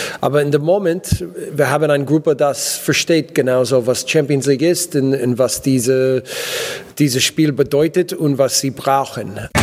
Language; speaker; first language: German; non-native, learner; English